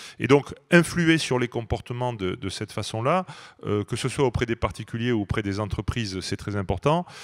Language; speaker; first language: French; native; French